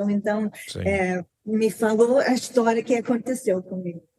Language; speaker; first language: Portuguese; non-native, learner; English